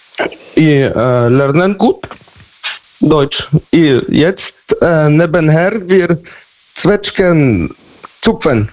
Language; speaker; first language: German; non-native, learner; Polish